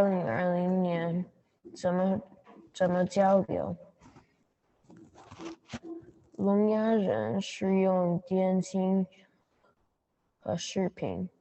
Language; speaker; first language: Chinese; non-native, learner; English